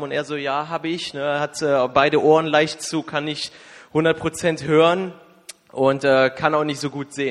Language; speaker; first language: German; native; German